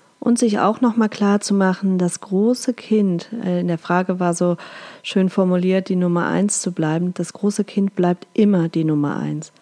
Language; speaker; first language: German; native; German